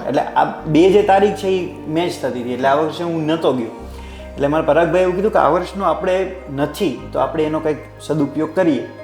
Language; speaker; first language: Gujarati; native; Gujarati